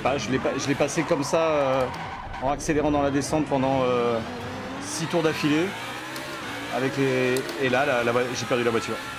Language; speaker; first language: French; native; French